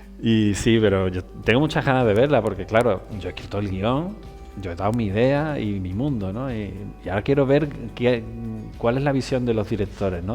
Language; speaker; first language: Spanish; native; Spanish